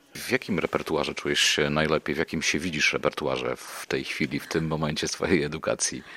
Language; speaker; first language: Polish; native; Polish